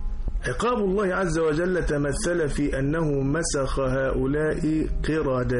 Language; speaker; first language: Arabic; native; Arabic